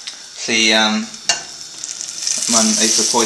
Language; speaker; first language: Welsh; non-native, local second language; English